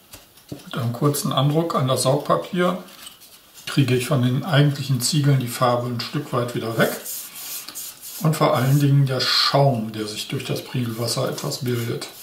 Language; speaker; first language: German; native; German